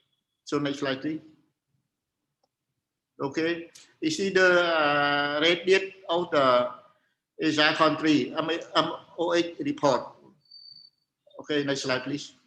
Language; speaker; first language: English; non-native, learner; Khmer